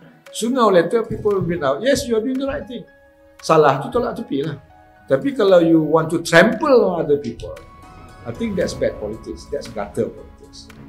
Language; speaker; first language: English; non-native, local second language; Malay